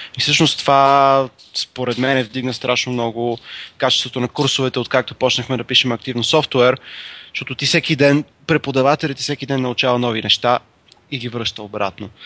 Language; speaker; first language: Bulgarian; native; Bulgarian